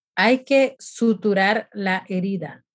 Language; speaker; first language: Spanish; non-native, fluent; English